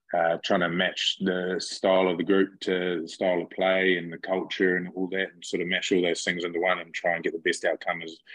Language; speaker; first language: English; native; English